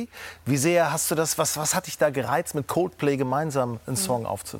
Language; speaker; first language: German; native; German